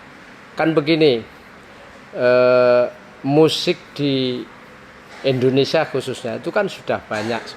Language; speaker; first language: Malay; non-native, local second language; Javanese